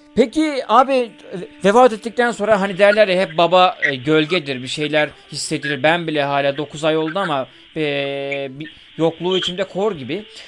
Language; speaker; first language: Turkish; native; Turkish